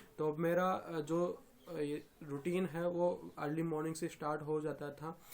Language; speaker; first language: Hindi; native; Hindi